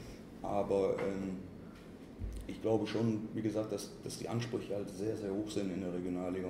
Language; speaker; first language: German; native; German